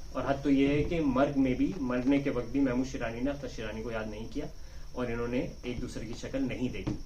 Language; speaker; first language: Urdu; native; Urdu